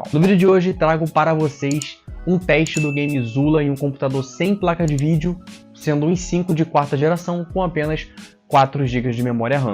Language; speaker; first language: Portuguese; native; Portuguese